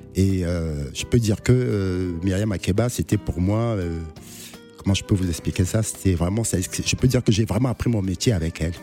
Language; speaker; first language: French; non-native, local second language; Duala